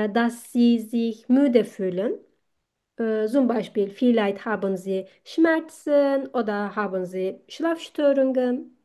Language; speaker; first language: German; non-native, learner; Turkish